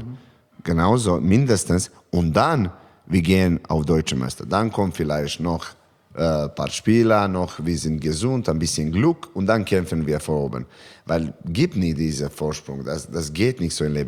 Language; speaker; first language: German; non-native, learner; Serbian